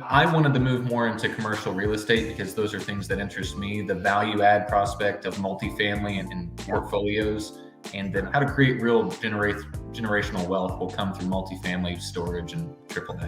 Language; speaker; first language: English; native; English